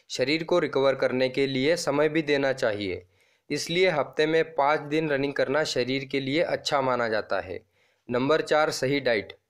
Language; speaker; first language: Hindi; non-native, local second language; Marathi